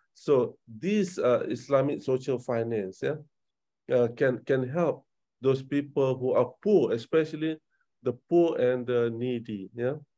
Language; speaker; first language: English; non-native, local second language; Malay